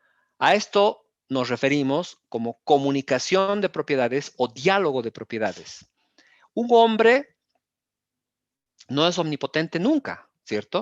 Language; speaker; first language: Spanish; native; Spanish